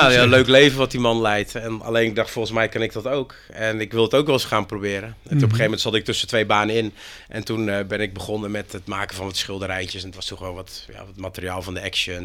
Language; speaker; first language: Dutch; native; Dutch